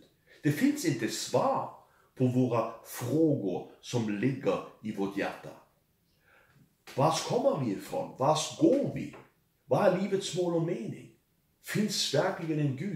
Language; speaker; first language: Swedish; non-native, fluent; German